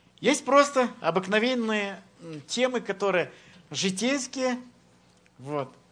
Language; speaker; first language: Russian; native; Russian